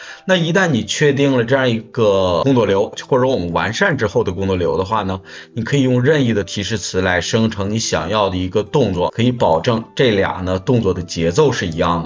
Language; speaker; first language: Chinese; native; Chinese